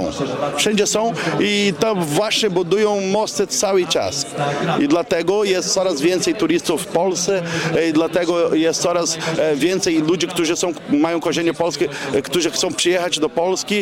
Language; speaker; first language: Polish; non-native, fluent; Portuguese